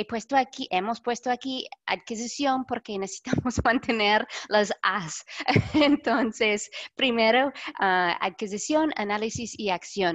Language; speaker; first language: Spanish; non-native, fluent; English